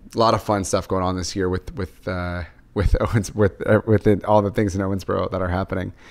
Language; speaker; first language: English; native; English